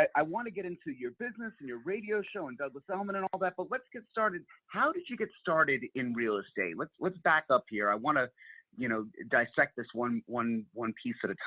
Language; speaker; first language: English; native; English